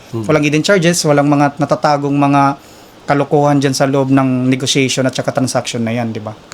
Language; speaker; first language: Filipino; non-native, local second language; Waray